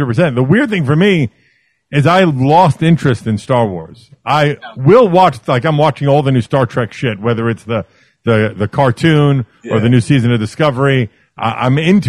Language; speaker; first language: English; native; English